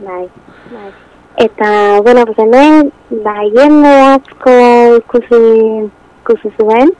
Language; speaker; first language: Basque; non-native, local second language; Spanish